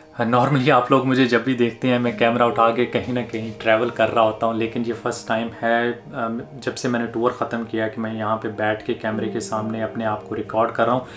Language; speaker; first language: Urdu; native; Urdu